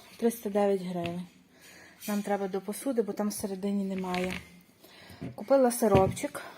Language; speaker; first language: Ukrainian; native; Ukrainian